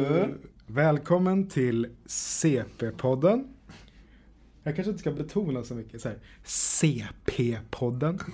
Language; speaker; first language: Swedish; native; Swedish